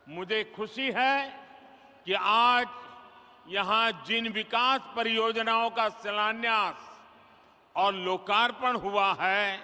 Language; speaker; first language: Hindi; non-native, local second language; Gujarati